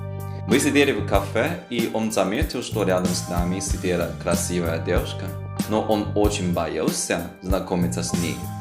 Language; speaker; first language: Russian; non-native, fluent; Chinese